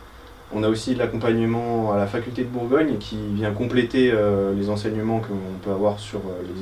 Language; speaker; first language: French; native; French